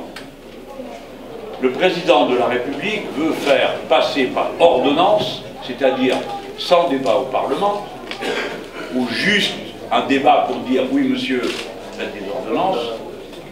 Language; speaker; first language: French; native; French